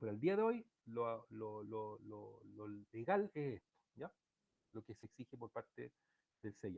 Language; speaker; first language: Spanish; native; Spanish